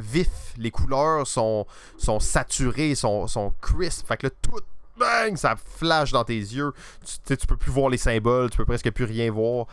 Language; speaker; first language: French; native; French